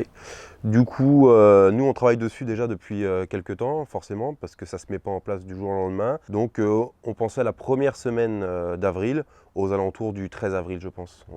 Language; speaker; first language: French; native; French